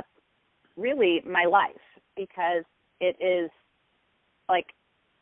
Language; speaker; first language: English; native; English